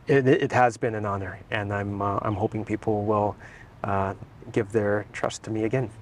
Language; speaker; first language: English; native; English